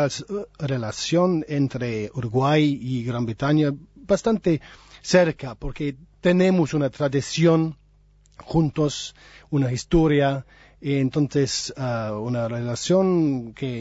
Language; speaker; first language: Spanish; non-native, learner; English